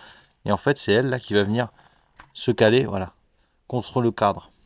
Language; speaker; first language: French; native; French